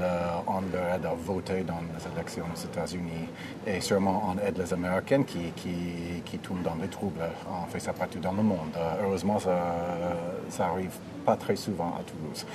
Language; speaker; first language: French; non-native, fluent; English